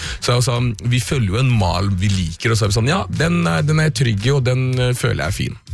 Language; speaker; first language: Norwegian; early bilingual, other home language; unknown